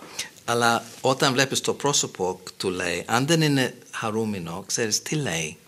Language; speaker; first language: Greek; non-native, fluent; English